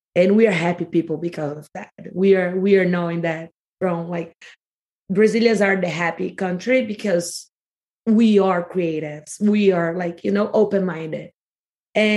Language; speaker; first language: English; non-native, fluent; Portuguese